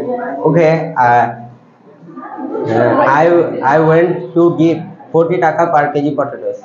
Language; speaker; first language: English; non-native, learner; Bangla